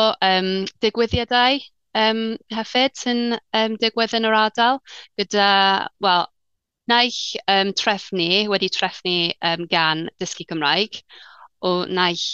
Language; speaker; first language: Welsh; non-native, learner; English